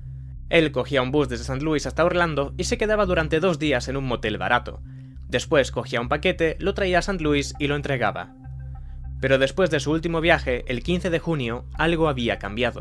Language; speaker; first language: Spanish; native; Spanish